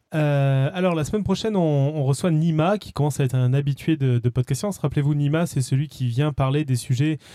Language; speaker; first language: French; native; French